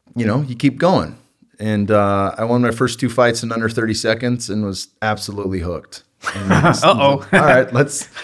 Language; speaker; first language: English; native; English